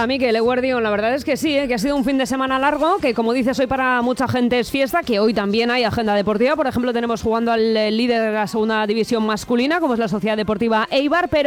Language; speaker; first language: Spanish; native; Spanish